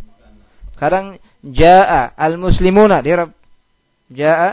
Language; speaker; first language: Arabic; non-native, fluent; Indonesian